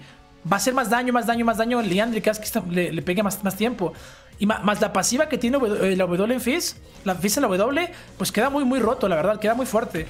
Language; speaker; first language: Spanish; native; Spanish